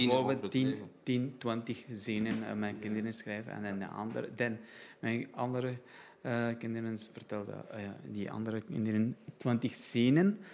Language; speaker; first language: Dutch; non-native, learner; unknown